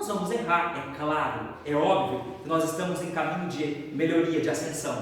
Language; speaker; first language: Portuguese; native; Portuguese